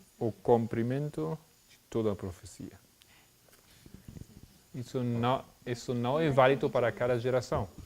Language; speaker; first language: Portuguese; non-native, fluent; German